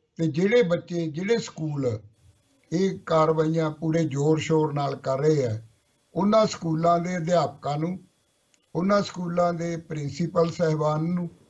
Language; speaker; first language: Punjabi; native; Punjabi